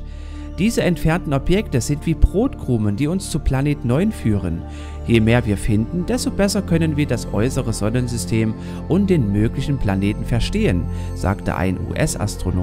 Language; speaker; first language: German; native; German